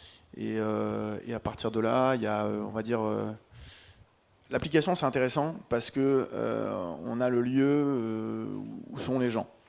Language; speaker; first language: French; native; French